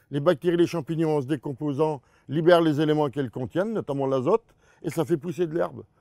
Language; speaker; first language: French; native; French